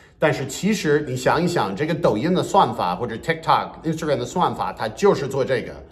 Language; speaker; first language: Chinese; non-native, fluent; English